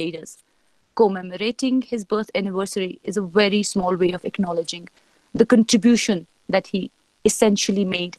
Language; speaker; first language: English; non-native, local second language; Kashmiri